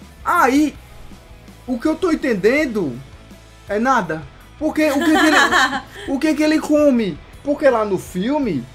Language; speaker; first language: Portuguese; native; Portuguese